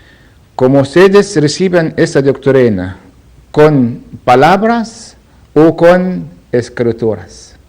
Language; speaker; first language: Spanish; non-native, learner; Arabic